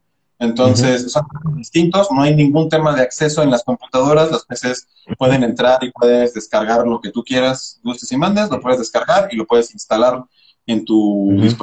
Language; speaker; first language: Spanish; native; Spanish